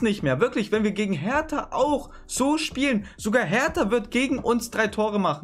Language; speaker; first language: German; native; German